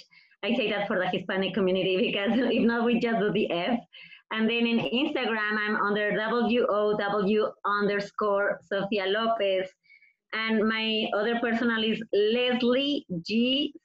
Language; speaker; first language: English; non-native, fluent; Spanish